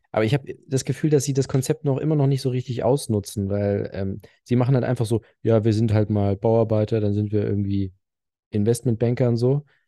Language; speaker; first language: German; early bilingual, other home language; Arabic